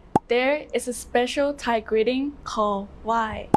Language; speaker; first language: English; non-native, learner; Thai